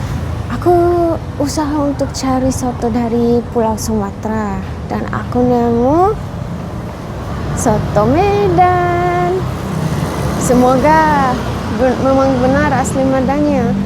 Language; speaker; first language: Indonesian; non-native, fluent; Arabic